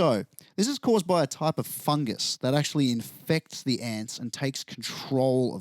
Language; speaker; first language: English; native; English